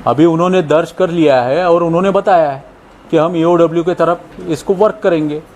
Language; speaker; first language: Hindi; non-native, local second language; Marathi